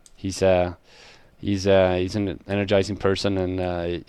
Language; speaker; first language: English; non-native, fluent; Swedish